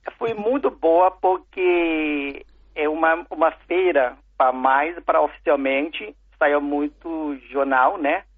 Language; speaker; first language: Portuguese; non-native, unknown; Chinese